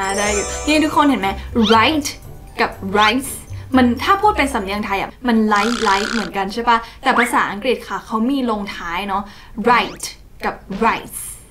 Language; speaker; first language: Thai; native; Thai